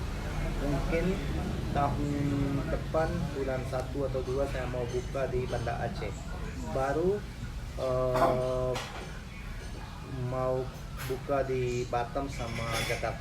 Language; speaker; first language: Indonesian; non-native, learner; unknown